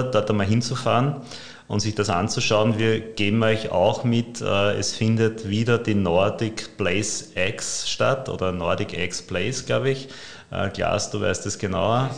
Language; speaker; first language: German; native; German